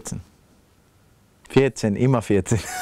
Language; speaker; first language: German; non-native, fluent; Spanish